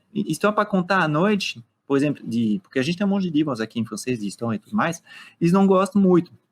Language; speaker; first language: Portuguese; non-native, fluent; French